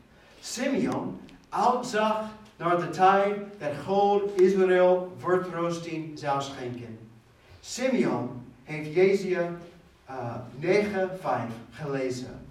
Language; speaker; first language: Dutch; non-native, fluent; English